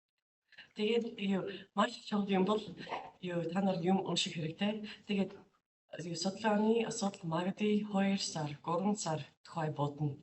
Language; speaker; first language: Mongolian; non-native, fluent; English